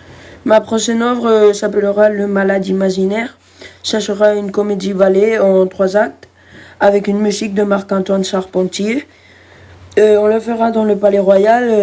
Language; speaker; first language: French; non-native, learner; Spanish